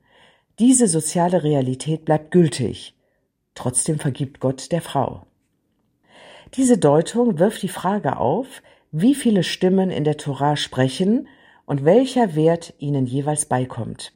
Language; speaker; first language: German; native; German